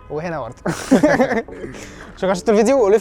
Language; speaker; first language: Arabic; native; Arabic